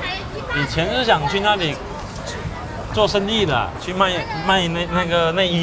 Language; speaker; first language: Chinese; native; Chinese